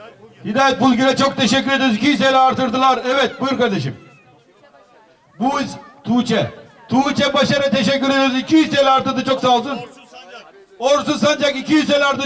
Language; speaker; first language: Turkish; native; Turkish